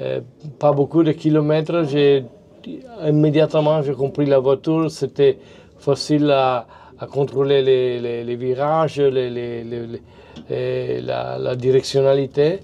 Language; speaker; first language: French; non-native, fluent; Italian